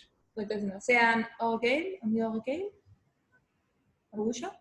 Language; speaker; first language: French; non-native, fluent; Spanish